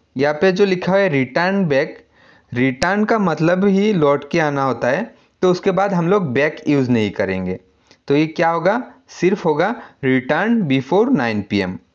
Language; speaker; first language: Hindi; non-native, local second language; Assamese